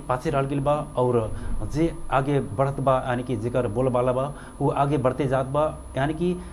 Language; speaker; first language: Bhojpuri; non-native, local second language; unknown